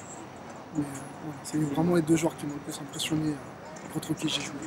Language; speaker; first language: French; early bilingual, other home language; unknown